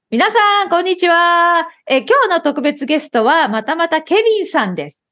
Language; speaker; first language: Japanese; native; Japanese